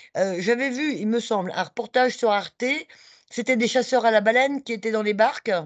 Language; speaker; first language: French; native; French